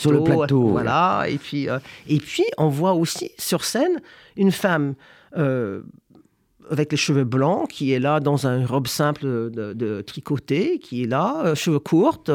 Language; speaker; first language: French; non-native, fluent; English